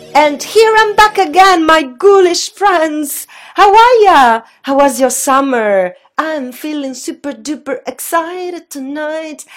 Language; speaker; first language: English; non-native, fluent; Italian